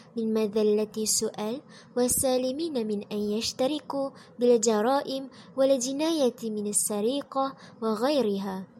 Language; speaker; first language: Arabic; non-native, learner; Malay